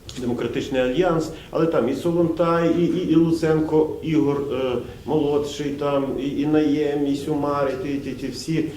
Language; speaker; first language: Ukrainian; native; Ukrainian